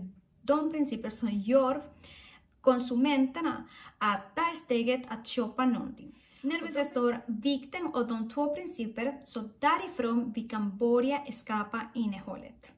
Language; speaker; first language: Swedish; non-native, fluent; Spanish